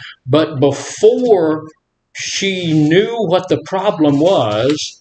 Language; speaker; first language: English; native; English